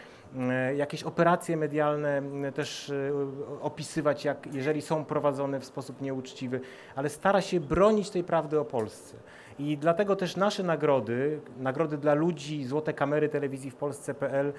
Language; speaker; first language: Polish; native; Polish